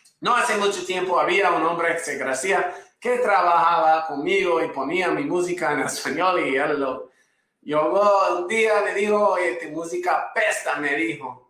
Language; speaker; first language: Spanish; non-native, fluent; English